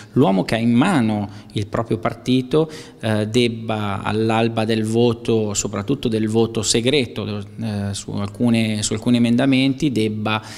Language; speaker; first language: Italian; native; Italian